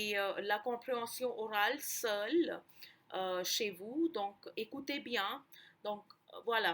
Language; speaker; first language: French; non-native, fluent; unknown